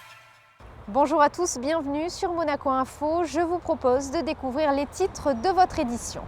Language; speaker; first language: French; native; French